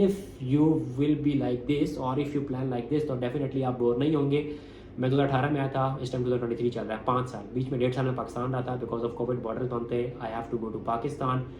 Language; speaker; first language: Urdu; non-native, local second language; Punjabi